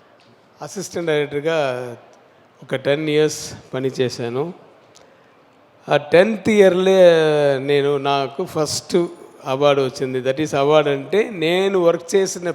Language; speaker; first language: Telugu; non-native, learner; Tamil